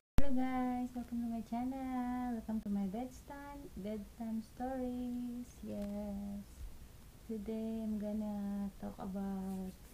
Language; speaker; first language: English; non-native, local second language; Cebuano